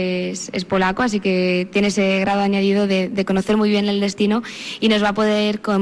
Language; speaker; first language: Spanish; native; Spanish